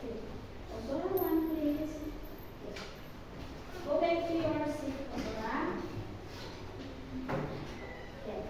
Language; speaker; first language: English; non-native, learner; Indonesian